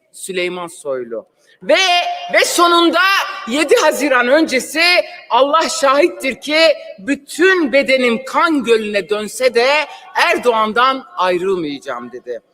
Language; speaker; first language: Turkish; non-native, local second language; Kurdish